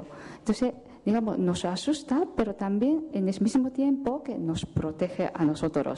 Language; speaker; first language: Spanish; non-native, fluent; Japanese